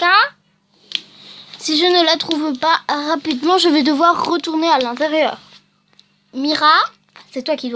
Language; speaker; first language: French; native; French